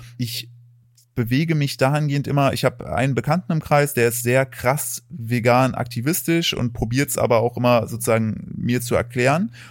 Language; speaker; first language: German; native; German